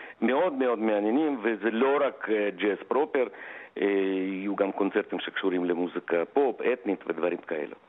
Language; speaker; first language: Hebrew; non-native, fluent; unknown